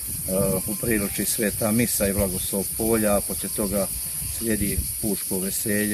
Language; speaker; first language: Bosnian; native; Bosnian